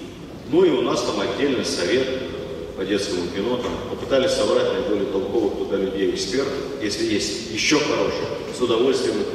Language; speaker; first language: Russian; native; Russian